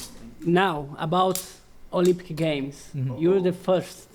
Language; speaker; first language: English; non-native, learner; Portuguese